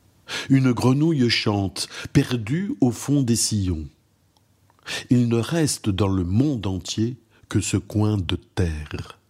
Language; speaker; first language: French; native; French